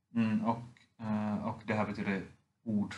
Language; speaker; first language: Swedish; non-native, fluent; Finnish